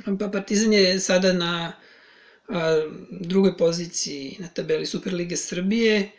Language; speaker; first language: Serbian; native; Serbian